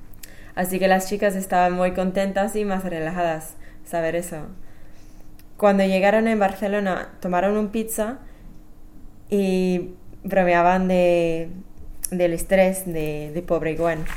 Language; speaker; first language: Spanish; non-native, fluent; English